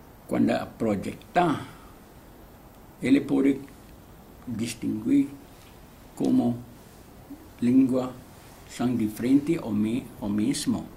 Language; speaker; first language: Portuguese; non-native, learner; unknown